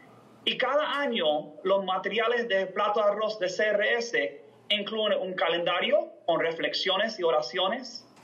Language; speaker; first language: Spanish; non-native, fluent; English